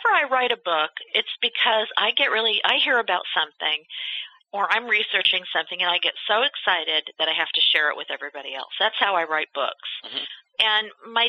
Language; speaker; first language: English; native; English